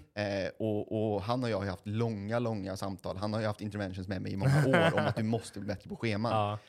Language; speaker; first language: Swedish; native; Swedish